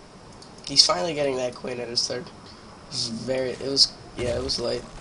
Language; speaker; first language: English; native; English